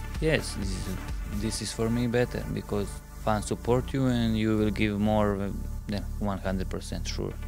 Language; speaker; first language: English; non-native, learner; Bosnian